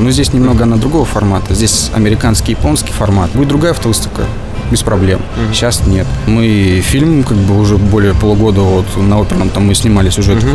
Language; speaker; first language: Russian; native; Russian